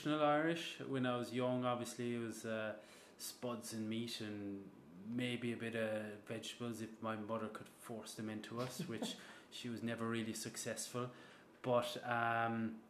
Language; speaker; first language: English; native; English